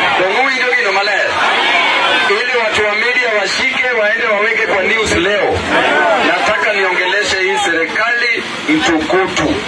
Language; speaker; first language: Swahili; non-native, local second language; Kalenjin